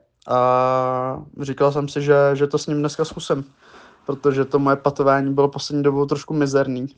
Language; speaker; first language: Czech; native; Czech